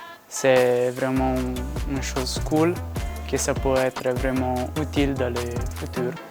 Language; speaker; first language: French; non-native, local second language; Italian